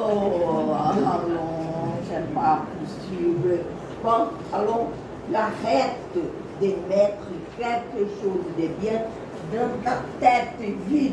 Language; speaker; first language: French; non-native, learner; Portuguese